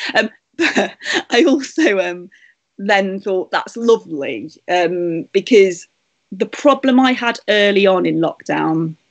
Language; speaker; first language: English; native; English